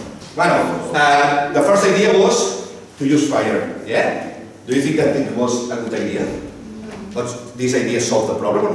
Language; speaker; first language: English; non-native, fluent; Catalan